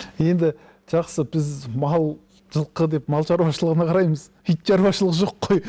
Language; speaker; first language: Kazakh; early bilingual, heritage; Kazakh